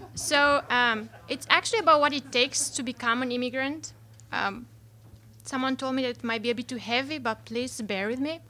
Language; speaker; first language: English; non-native, fluent; Romanian